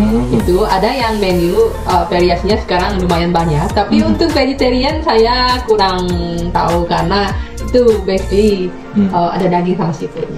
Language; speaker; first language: Indonesian; non-native, fluent; Korean